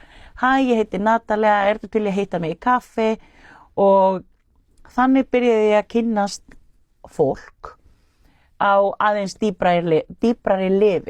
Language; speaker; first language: Icelandic; non-native, fluent; Spanish